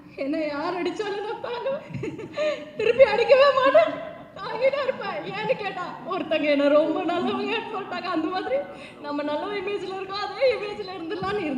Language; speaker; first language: Tamil; native; Tamil